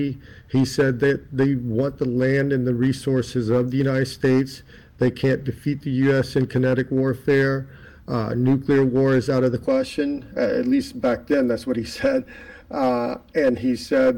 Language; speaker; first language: English; native; English